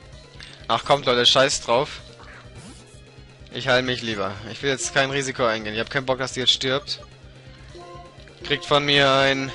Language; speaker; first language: German; native; German